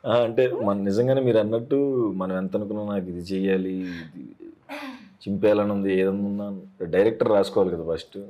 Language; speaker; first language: Telugu; native; Telugu